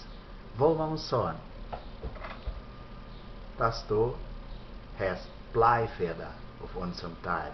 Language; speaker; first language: German; early bilingual, heritage; German